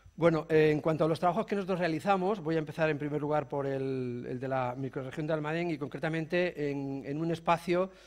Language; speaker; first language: Spanish; native; Spanish